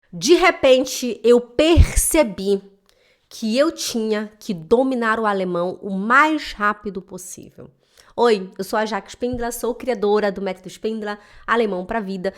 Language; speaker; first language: Portuguese; native; Portuguese